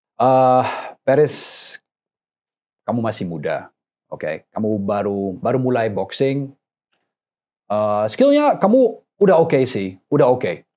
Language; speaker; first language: Indonesian; non-native, fluent; English